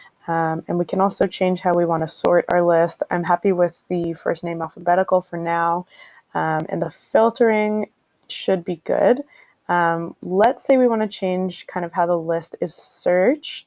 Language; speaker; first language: English; native; English